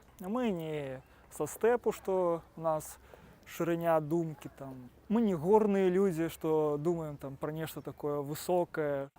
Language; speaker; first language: Belarusian; non-native, local second language; Russian